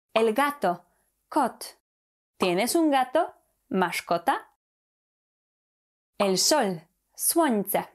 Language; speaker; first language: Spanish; non-native, fluent; Polish